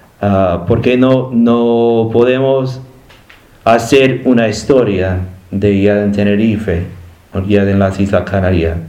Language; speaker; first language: Spanish; non-native, learner; English